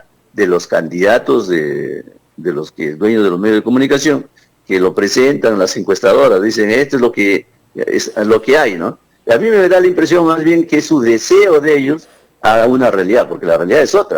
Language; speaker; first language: Spanish; native; Spanish